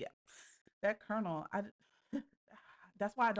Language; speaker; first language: English; native; English